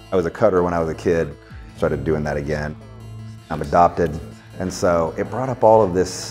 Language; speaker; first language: English; native; English